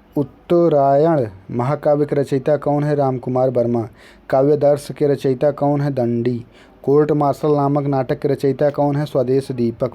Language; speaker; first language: Hindi; native; Hindi